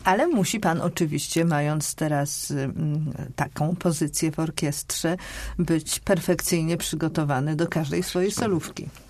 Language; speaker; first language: Polish; native; Polish